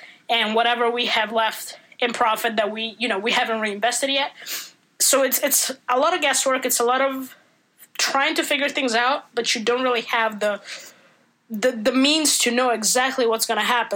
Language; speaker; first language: English; non-native, fluent; Italian